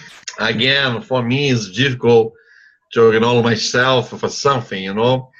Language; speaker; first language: English; non-native, fluent; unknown